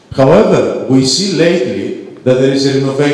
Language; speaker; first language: English; non-native, fluent; Greek